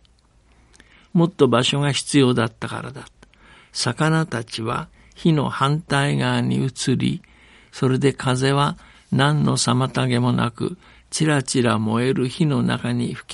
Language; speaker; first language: Japanese; native; Japanese